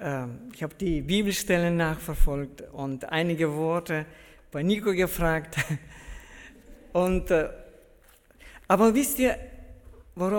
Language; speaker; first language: German; early bilingual, heritage; German